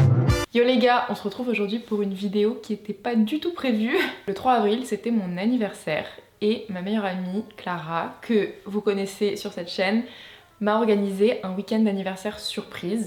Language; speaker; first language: French; native; French